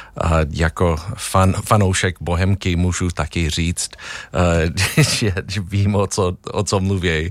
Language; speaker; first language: Czech; non-native, fluent; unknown